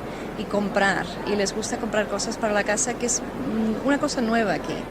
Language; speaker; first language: Spanish; early bilingual, heritage; English